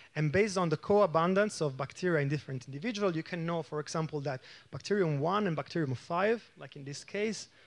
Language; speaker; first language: English; non-native, fluent; Italian